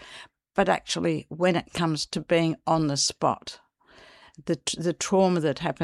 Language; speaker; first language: English; native; English